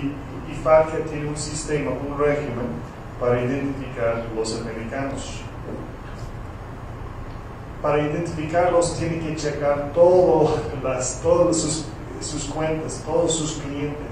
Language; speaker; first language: Spanish; non-native, fluent; English